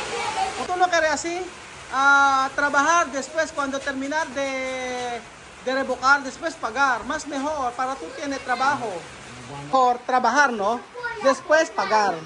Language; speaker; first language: Spanish; non-native, learner; Filipino